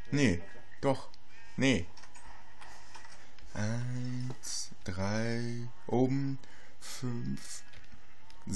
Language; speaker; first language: German; native; German